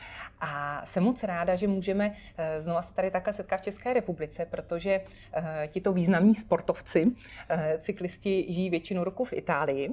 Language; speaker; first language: Czech; native; Czech